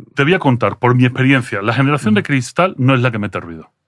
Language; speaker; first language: Spanish; early bilingual, other home language; French